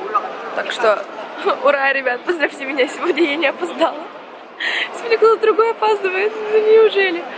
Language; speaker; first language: Russian; native; Russian